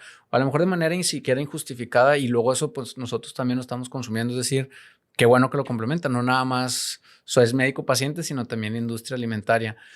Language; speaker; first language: Spanish; native; Spanish